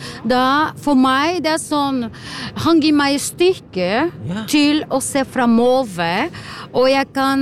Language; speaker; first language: Norwegian; non-native, fluent; Portuguese